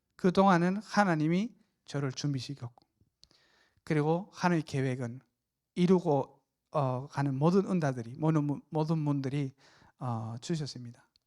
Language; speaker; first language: Korean; non-native, fluent; Spanish